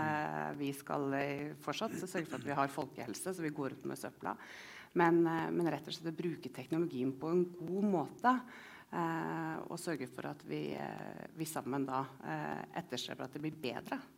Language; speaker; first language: Norwegian; native; Norwegian